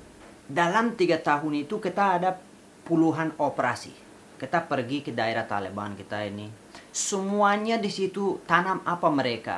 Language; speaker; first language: Indonesian; non-native, fluent; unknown